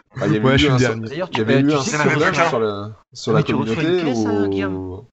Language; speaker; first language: French; native; French